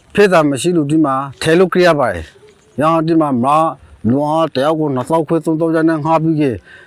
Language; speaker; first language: Burmese; native; Burmese